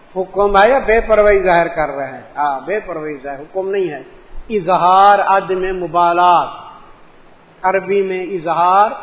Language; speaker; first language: Urdu; non-native, local second language; Sindhi